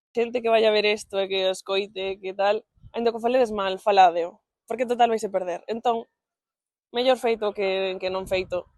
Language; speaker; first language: Galician; non-native, local second language; Spanish